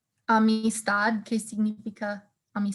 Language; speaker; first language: Spanish; non-native, learner; English